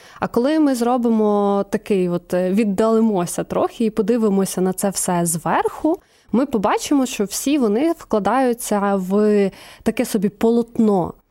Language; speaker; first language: Ukrainian; native; Ukrainian